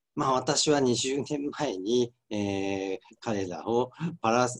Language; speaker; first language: Japanese; native; Japanese